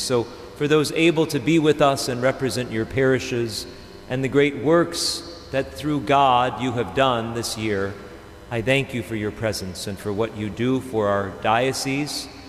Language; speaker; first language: English; native; English